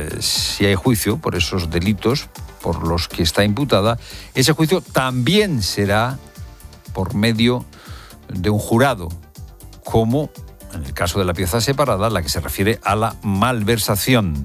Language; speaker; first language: Spanish; native; Spanish